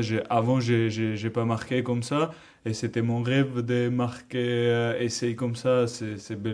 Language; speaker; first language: French; non-native, learner; Georgian